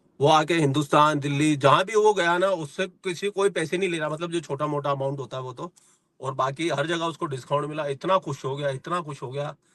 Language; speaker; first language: Hindi; native; Hindi